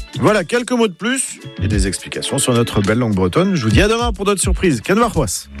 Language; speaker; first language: French; native; French